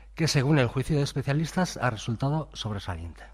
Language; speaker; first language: Spanish; non-native, local second language; Basque